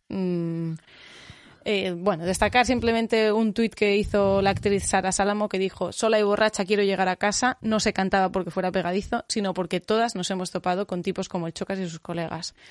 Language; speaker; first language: Spanish; native; Spanish